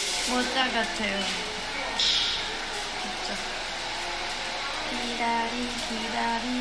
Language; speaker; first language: Korean; non-native, fluent; Chinese